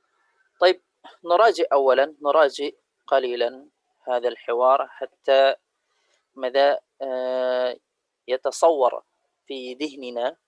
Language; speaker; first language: Arabic; non-native, fluent; Indonesian